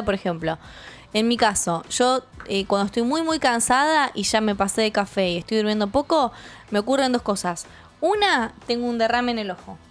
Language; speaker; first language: Spanish; native; Spanish